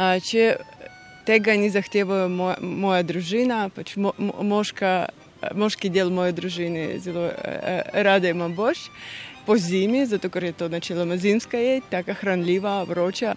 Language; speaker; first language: Slovenian; non-native, fluent; Russian